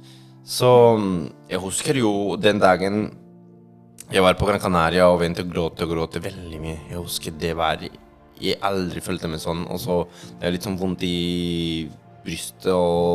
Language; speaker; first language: Norwegian; non-native, fluent; Spanish